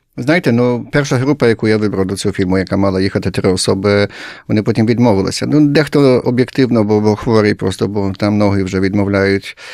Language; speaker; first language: Ukrainian; early bilingual, heritage; Ukrainian